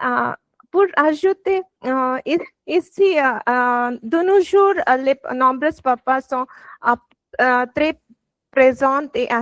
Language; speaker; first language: French; non-native, learner; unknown